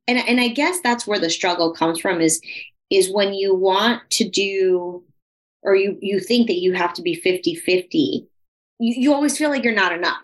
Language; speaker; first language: English; early bilingual, other home language; Spanish